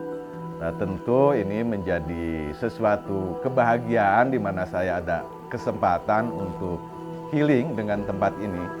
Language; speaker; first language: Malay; non-native, local second language; Sundanese